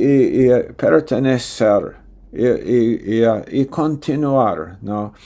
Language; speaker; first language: Spanish; non-native, fluent; English